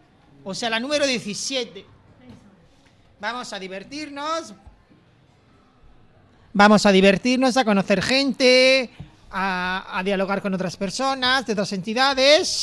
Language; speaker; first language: Spanish; native; Spanish